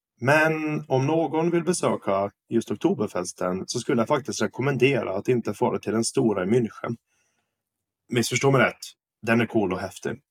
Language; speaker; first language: Swedish; native; Swedish